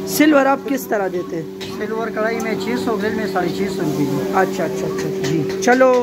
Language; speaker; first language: Urdu; non-native, local second language; Pashto